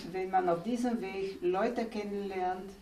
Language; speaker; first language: German; non-native, fluent; Slovenian